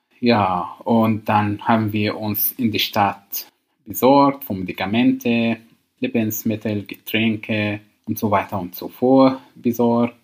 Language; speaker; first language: German; non-native, learner; Arabic